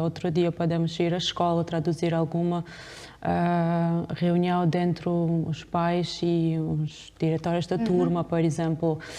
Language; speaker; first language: Portuguese; non-native, fluent; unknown